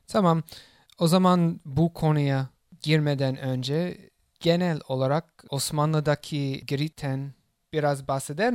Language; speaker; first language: Turkish; non-native, fluent; English